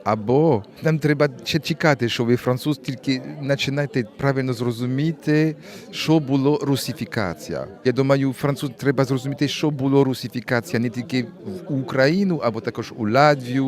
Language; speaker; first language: Ukrainian; non-native, learner; French